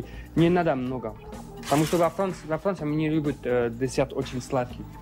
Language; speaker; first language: Russian; non-native, learner; French